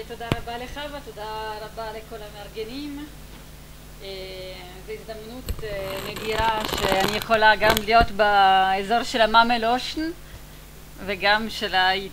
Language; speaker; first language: Hebrew; non-native, fluent; Italian